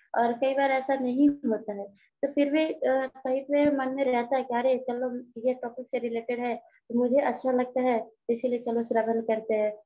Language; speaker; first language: Hindi; native; Hindi